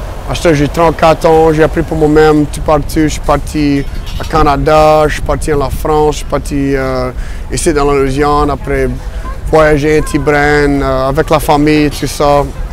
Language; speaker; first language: French; non-native, fluent; English